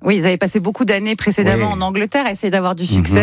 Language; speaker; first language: French; native; French